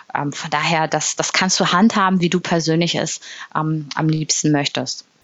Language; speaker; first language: German; native; German